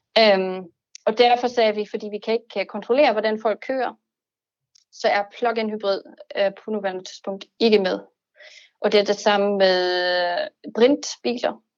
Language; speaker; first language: Danish; non-native, fluent; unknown